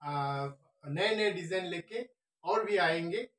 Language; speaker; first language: Hindi; non-native, local second language; Bangla